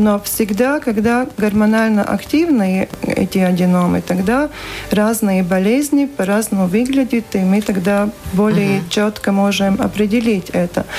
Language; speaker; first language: Russian; non-native, local second language; Latvian